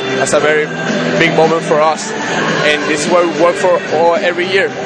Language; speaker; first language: English; non-native, fluent; Spanish